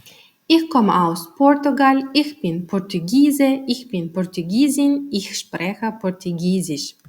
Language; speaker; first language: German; non-native, fluent; Turkmen